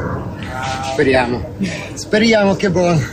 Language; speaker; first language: Italian; non-native, learner; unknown